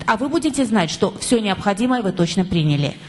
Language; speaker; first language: Russian; native; Russian